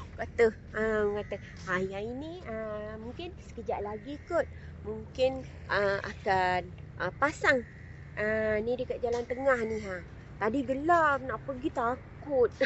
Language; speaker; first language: Malay; native; Malay